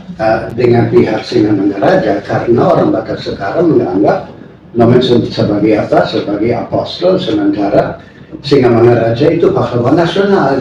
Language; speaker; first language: Indonesian; non-native, fluent; German